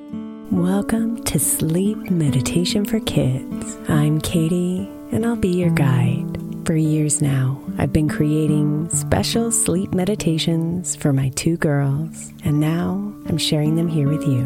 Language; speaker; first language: English; native; English